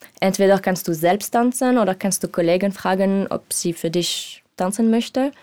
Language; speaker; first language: German; non-native, learner; French